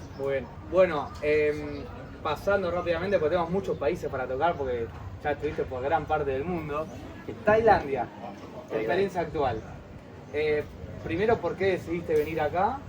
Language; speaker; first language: Spanish; native; Spanish